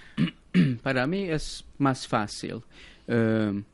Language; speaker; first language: Spanish; non-native, learner; Hungarian